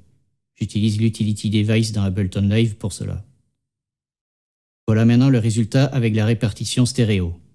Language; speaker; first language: French; native; French